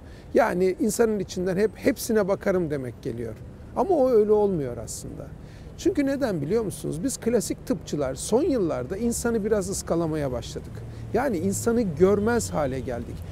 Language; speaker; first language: Turkish; native; Turkish